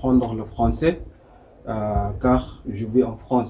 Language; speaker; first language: French; non-native, learner; Arabic